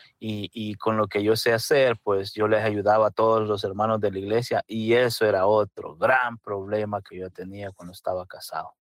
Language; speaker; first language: Spanish; native; Spanish